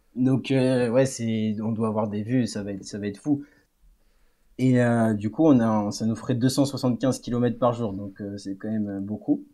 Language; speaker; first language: French; native; French